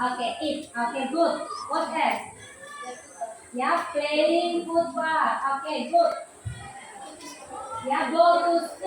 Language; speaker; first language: English; non-native, learner; Indonesian